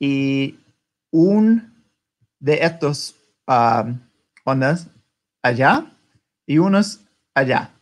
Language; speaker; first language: Spanish; non-native, learner; English